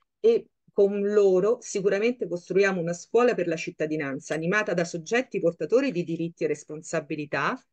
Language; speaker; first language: Italian; native; Italian